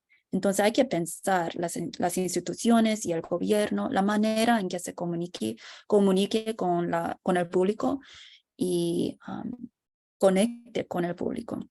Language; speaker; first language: Spanish; non-native, fluent; English